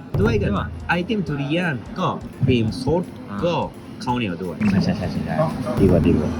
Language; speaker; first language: Thai; non-native, learner; Japanese